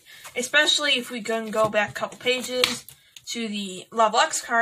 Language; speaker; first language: English; native; English